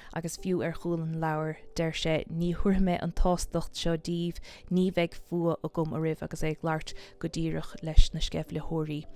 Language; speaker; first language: Irish; native; Irish